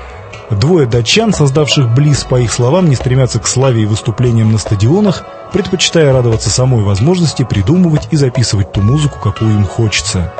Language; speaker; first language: Russian; native; Russian